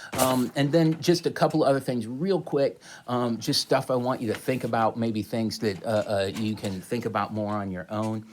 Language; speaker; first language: English; native; English